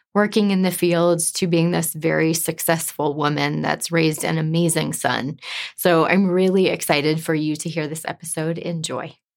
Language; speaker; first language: English; early bilingual, other home language; Spanish